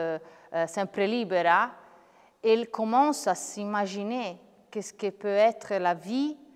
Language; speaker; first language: French; non-native, fluent; Italian